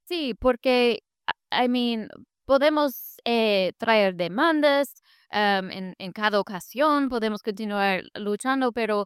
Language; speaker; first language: Spanish; non-native, fluent; English